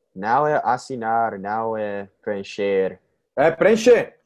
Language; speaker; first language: Portuguese; non-native, fluent; English